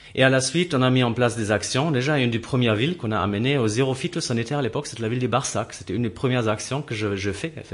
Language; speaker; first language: French; non-native, fluent; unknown